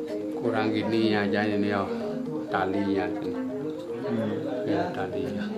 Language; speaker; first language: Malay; non-native, local second language; Balinese